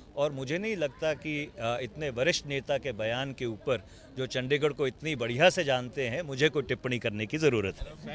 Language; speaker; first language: Hindi; non-native, local second language; Punjabi